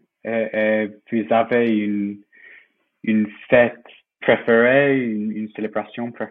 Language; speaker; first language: French; non-native, fluent; English